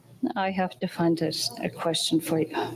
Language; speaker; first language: English; native; English